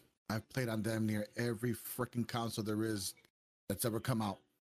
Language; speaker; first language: English; early bilingual, other home language; Spanish